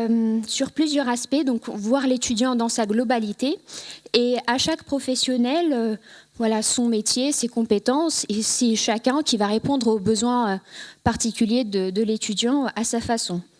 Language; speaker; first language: French; native; French